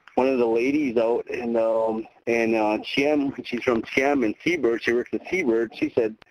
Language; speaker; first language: English; native; English